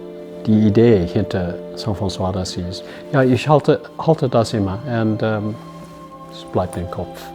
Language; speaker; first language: German; non-native, learner; English